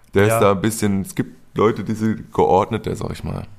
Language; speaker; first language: German; native; German